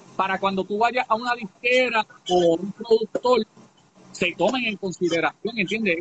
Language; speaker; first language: Spanish; native; Spanish